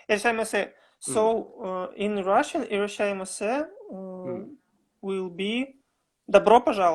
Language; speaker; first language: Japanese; non-native, learner; Russian